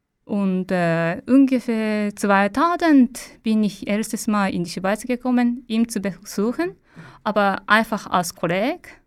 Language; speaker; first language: German; non-native, learner; Japanese